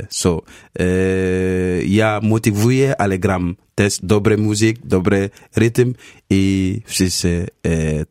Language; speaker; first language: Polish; non-native, learner; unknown